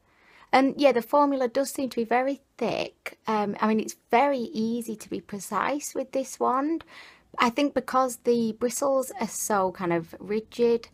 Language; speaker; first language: English; native; English